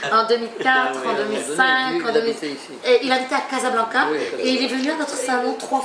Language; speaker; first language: French; non-native, local second language; Arabic